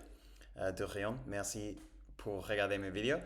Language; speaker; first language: French; non-native, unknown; English